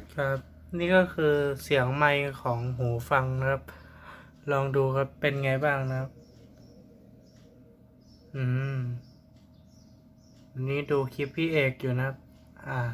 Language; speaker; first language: Thai; native; Thai